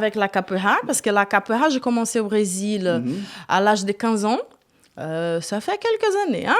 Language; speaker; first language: French; non-native, fluent; Portuguese